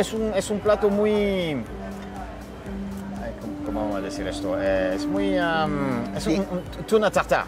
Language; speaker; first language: Spanish; non-native, fluent; French